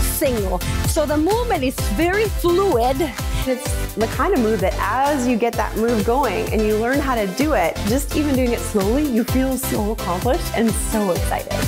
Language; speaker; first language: English; native; English